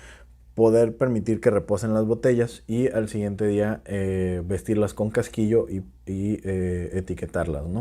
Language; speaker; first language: Spanish; native; Spanish